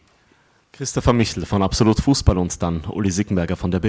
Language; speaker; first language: German; native; German